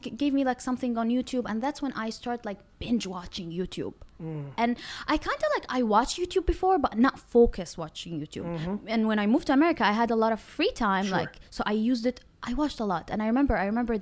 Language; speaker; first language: English; non-native, fluent; Arabic